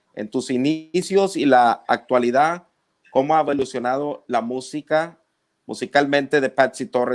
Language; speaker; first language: Spanish; early bilingual, other home language; English